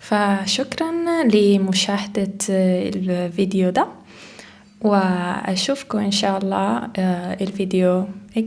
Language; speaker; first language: Arabic; non-native, learner; Italian